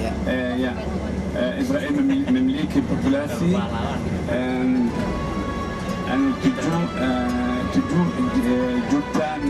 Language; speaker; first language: Indonesian; non-native, learner; Arabic